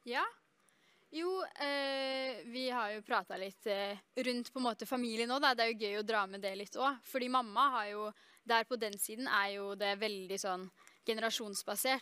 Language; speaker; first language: Norwegian; native; Norwegian